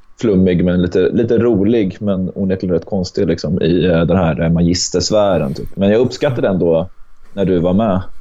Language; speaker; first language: Swedish; native; Swedish